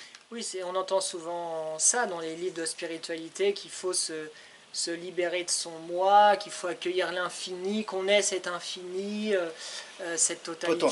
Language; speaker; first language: French; native; French